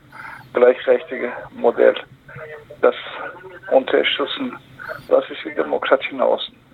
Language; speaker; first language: German; non-native, learner; Kurdish